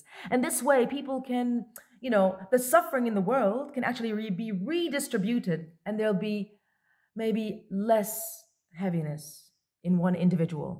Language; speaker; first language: English; non-native, local second language; Arabic